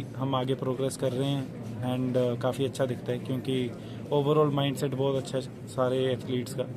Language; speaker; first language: Hindi; non-native, local second language; Punjabi